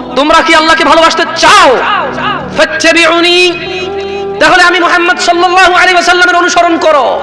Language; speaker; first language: Bangla; early bilingual, heritage; Bangla